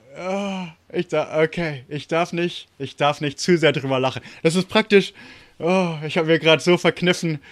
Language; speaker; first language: German; non-native, fluent; English